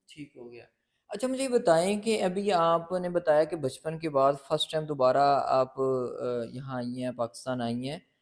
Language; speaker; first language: Urdu; native; Urdu